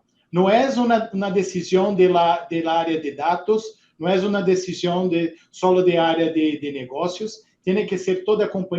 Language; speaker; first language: Spanish; non-native, fluent; Portuguese